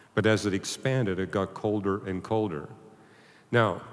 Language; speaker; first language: English; native; English